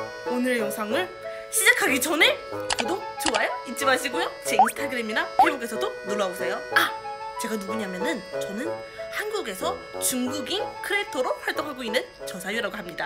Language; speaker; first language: Korean; non-native, fluent; Chinese